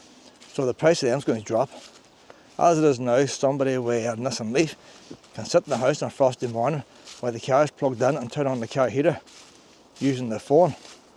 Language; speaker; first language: English; native; English